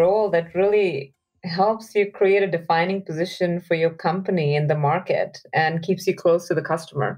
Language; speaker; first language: English; non-native, local second language; Hindi